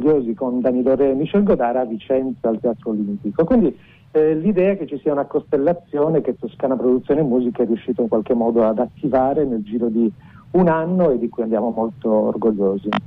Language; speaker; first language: Italian; native; Italian